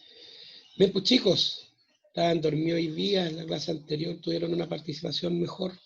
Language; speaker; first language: Spanish; native; Spanish